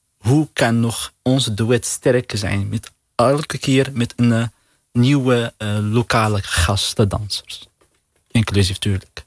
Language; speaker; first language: Dutch; non-native, learner; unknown